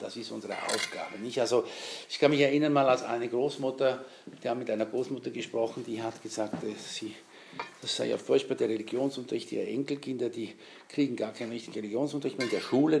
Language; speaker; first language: German; native; German